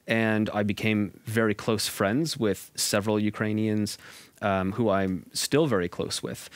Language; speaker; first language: English; native; English